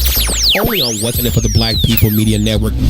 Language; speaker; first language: English; native; English